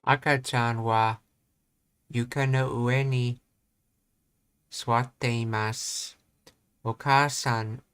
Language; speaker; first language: Japanese; non-native, learner; English